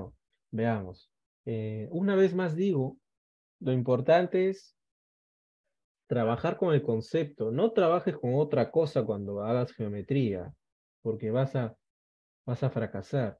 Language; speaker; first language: Spanish; native; Spanish